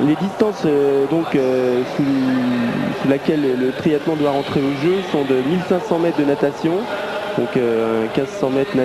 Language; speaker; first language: French; native; French